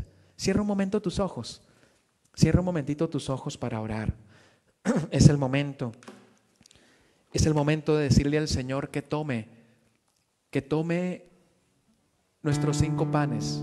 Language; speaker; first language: Spanish; native; Spanish